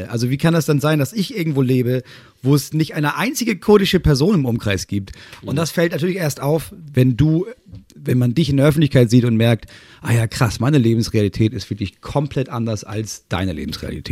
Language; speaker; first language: German; native; German